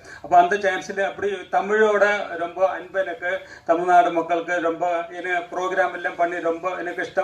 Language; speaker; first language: Tamil; non-native, local second language; Malayalam